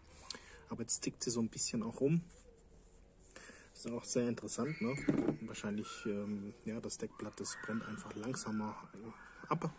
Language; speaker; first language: German; native; German